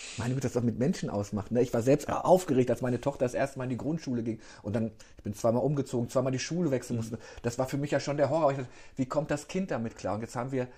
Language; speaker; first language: German; native; German